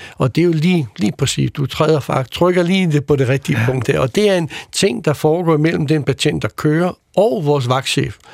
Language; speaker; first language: Danish; early bilingual, other home language; Croatian